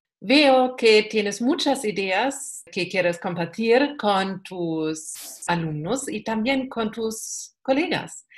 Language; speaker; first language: Spanish; non-native, learner; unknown